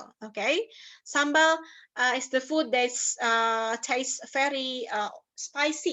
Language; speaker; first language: English; non-native, fluent; Indonesian